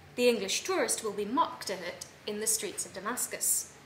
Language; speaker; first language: English; native; English